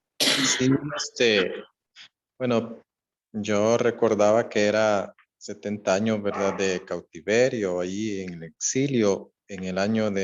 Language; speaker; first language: Spanish; native; Spanish